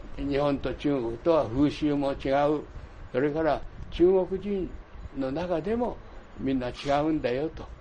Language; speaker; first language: Japanese; native; Japanese